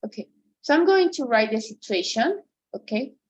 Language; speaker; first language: English; non-native, fluent; Spanish